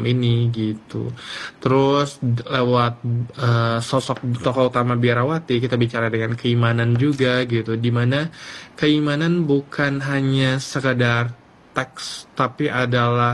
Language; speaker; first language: Indonesian; native; Indonesian